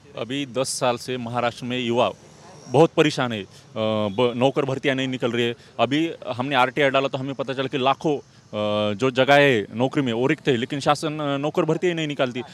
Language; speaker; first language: Hindi; non-native, local second language; Marathi